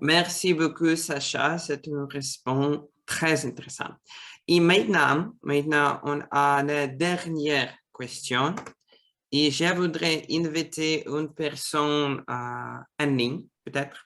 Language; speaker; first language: French; non-native, fluent; Russian